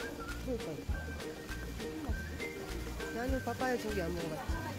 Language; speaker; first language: Korean; non-native, learner; Filipino